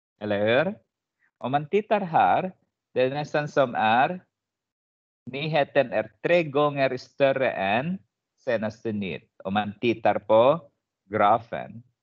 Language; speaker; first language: Swedish; non-native, fluent; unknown